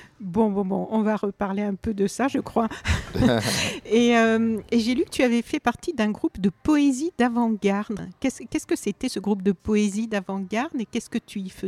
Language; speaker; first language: French; native; French